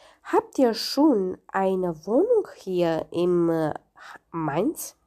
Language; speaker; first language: German; non-native, fluent; Romanian